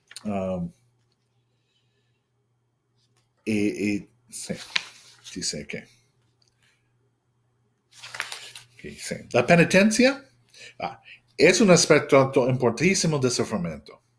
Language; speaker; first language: Spanish; non-native, fluent; English